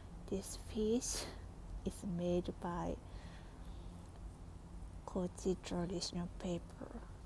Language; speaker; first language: English; non-native, learner; Japanese